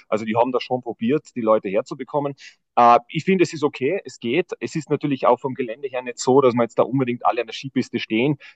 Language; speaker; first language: German; native; German